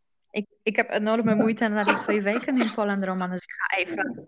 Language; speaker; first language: Dutch; non-native, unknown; Polish